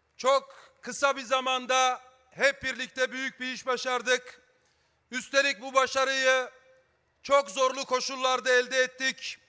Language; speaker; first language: Turkish; native; Turkish